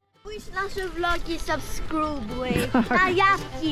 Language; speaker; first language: Polish; early bilingual, heritage; Polish